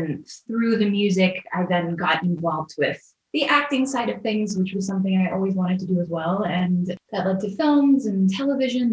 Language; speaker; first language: English; native; English